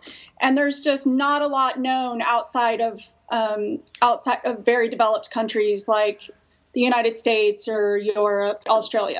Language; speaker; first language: English; native; English